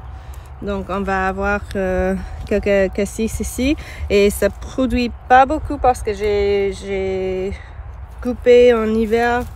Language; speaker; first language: French; non-native, learner; English